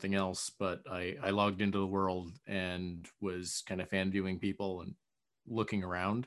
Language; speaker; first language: English; native; English